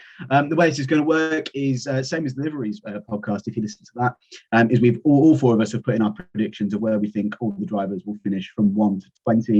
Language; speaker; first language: English; native; English